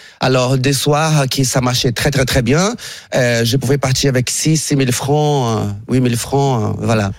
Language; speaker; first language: French; non-native, fluent; Portuguese